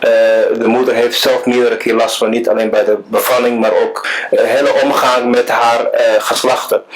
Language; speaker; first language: Dutch; non-native, fluent; Somali